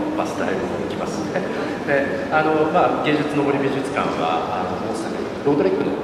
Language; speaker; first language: Japanese; native; Japanese